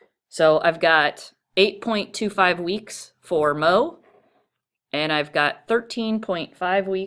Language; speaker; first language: English; native; English